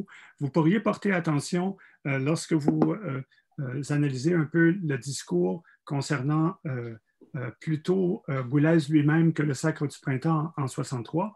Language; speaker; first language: French; native; French